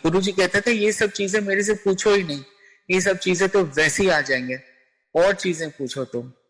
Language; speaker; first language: Hindi; native; Hindi